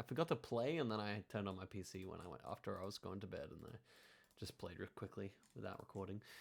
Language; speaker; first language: English; native; English